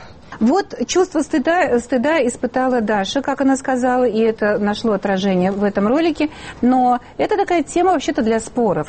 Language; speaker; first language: Russian; native; Russian